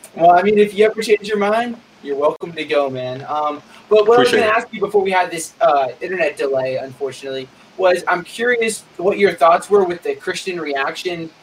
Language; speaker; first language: English; native; English